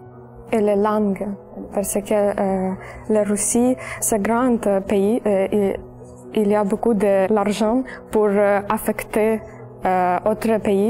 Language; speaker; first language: French; non-native, learner; Ukrainian